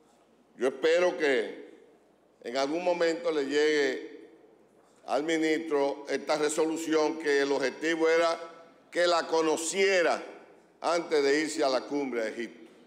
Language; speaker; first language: Spanish; native; Spanish